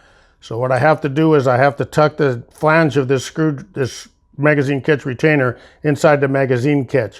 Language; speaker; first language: English; native; English